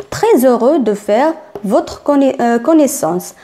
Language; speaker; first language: French; non-native, local second language; Arabic